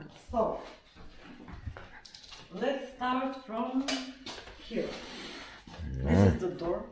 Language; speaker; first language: English; non-native, learner; Russian